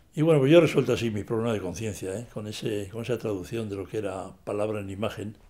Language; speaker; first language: Spanish; non-native, local second language; Basque